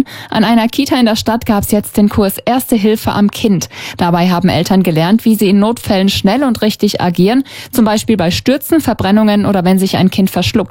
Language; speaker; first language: German; native; German